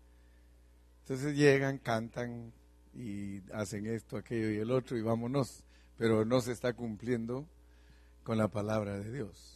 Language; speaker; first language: Spanish; native; Spanish